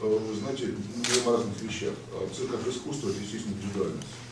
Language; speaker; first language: Russian; native; Russian